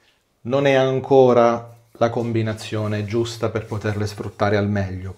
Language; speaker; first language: Italian; native; Italian